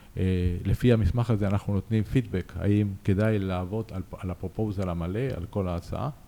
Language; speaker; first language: Hebrew; early bilingual, other home language; Spanish